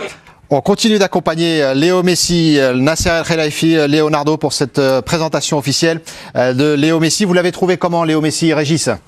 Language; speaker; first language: French; native; French